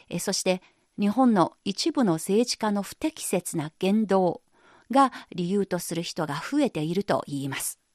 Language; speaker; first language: Japanese; non-native, fluent; Chinese